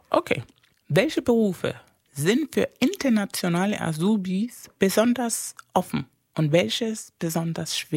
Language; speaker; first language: German; non-native, fluent; Spanish